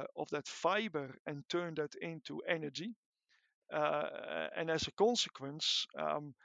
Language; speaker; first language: English; non-native, fluent; Dutch